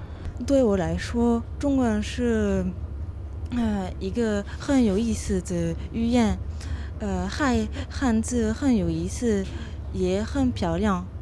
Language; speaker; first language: Chinese; non-native, learner; French